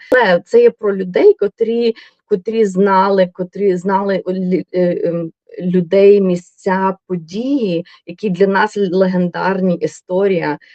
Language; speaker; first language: Ukrainian; native; Ukrainian